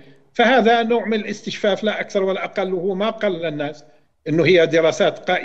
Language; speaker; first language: Arabic; native; Arabic